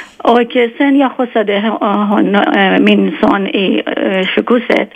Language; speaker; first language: Swedish; non-native, learner; Persian